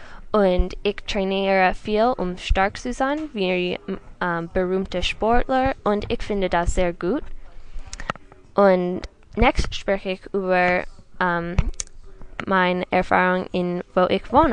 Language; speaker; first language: German; non-native, learner; English